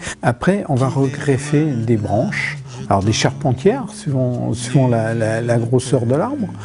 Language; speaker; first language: French; native; French